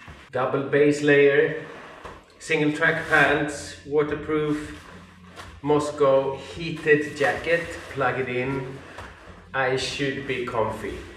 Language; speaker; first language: English; non-native, fluent; Swedish